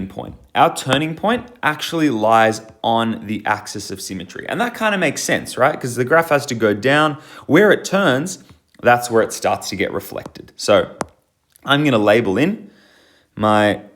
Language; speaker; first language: English; native; English